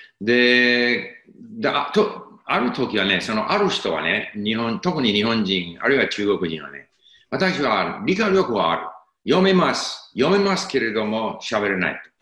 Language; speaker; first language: Japanese; non-native, fluent; English